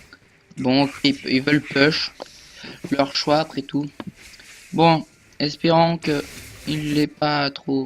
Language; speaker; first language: French; native; French